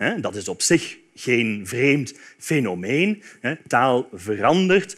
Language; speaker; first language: Dutch; native; Dutch